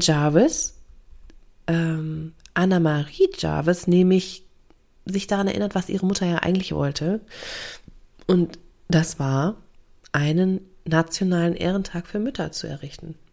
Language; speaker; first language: German; native; German